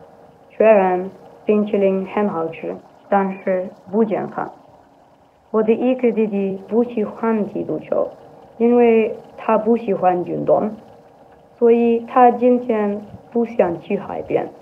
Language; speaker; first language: Chinese; non-native, learner; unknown